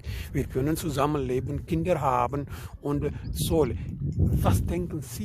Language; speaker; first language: German; non-native, learner; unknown